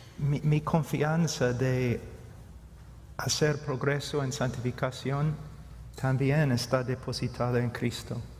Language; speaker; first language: Spanish; non-native, fluent; English